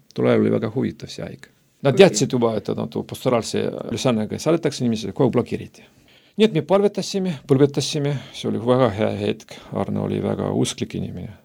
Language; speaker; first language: Estonian; non-native, local second language; Russian